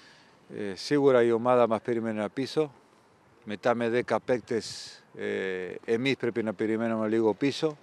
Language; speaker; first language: Greek; non-native, fluent; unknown